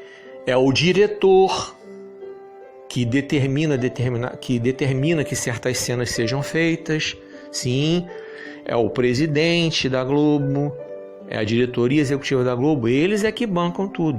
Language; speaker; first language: Portuguese; native; Portuguese